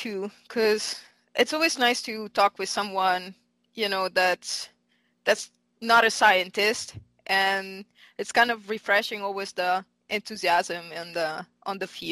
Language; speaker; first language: English; non-native, fluent; Italian